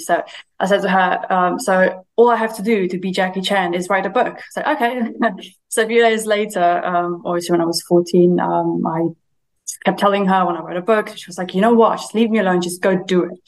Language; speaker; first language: English; early bilingual, other home language; German